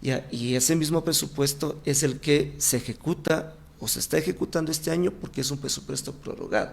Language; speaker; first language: Spanish; native; Spanish